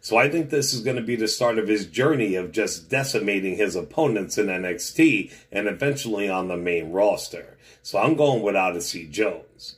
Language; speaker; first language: English; native; English